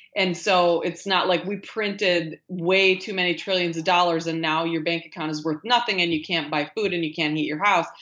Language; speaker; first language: English; native; English